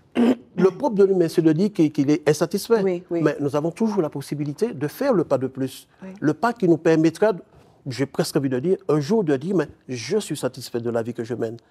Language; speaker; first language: French; native; French